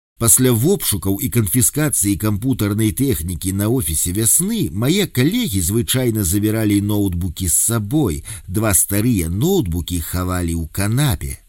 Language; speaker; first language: Belarusian; native; Belarusian